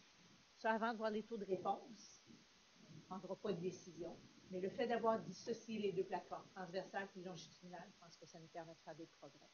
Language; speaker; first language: French; native; French